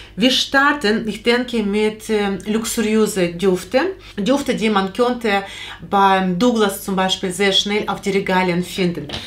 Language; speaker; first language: German; non-native, fluent; Russian